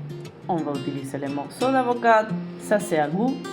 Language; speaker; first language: French; non-native, fluent; Spanish